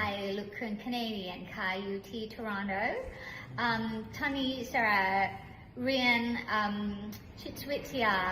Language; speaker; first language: Thai; early bilingual, heritage; English